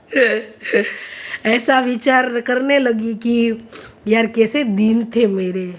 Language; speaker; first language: Hindi; non-native, local second language; Gujarati